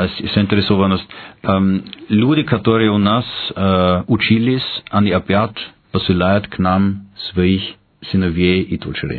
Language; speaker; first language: Russian; non-native, fluent; German